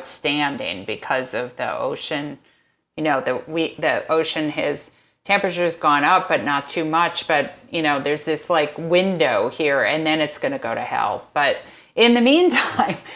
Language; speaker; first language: English; native; English